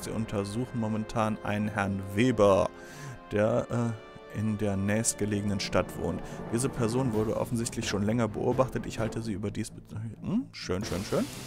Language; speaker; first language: German; native; German